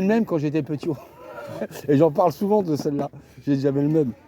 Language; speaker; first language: French; native; French